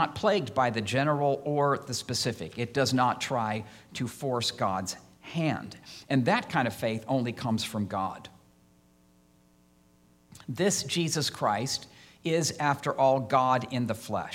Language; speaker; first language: English; native; English